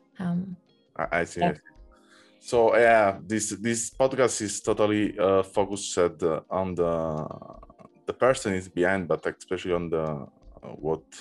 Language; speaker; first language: English; non-native, learner; Italian